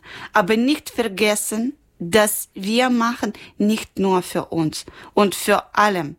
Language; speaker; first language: German; non-native, learner; Ukrainian